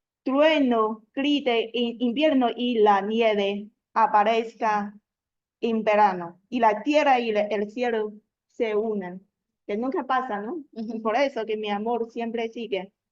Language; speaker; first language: Spanish; non-native, learner; Chinese